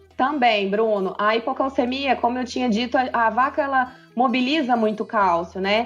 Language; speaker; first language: Portuguese; native; Portuguese